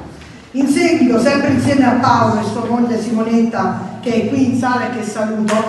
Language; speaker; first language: Italian; native; Italian